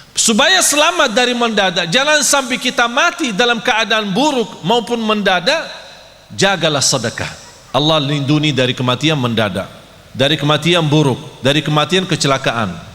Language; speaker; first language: Malay; non-native, fluent; Arabic